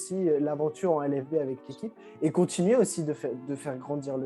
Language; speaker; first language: French; native; French